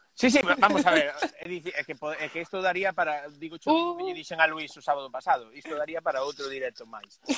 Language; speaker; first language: Galician; non-native, local second language; Spanish